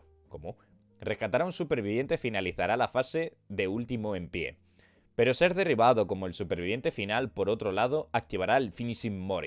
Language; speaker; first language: Spanish; native; Spanish